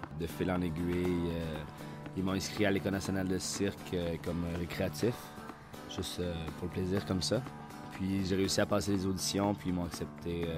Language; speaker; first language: French; native; French